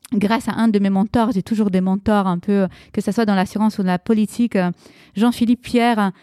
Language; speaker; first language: French; early bilingual, other home language; Romanian